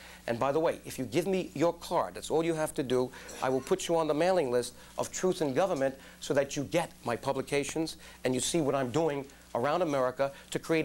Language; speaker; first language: English; native; English